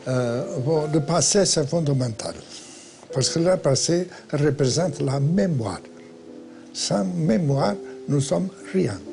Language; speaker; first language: French; non-native, fluent; Portuguese